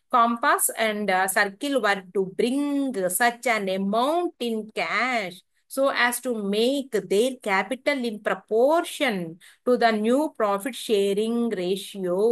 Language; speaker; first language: English; non-native, local second language; Telugu